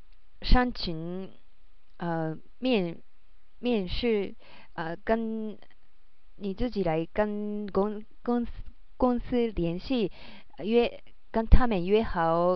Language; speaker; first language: Chinese; non-native, learner; Japanese